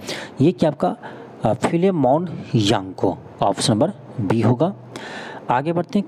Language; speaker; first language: Hindi; native; Hindi